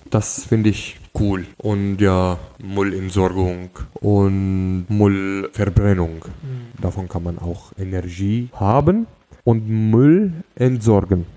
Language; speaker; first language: German; non-native, local second language; Arabic